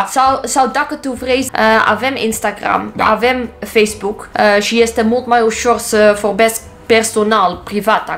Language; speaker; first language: Romanian; non-native, learner; Dutch